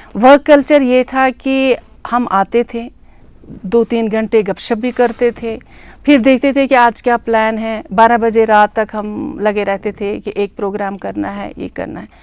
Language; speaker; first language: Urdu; non-native, local second language; Kashmiri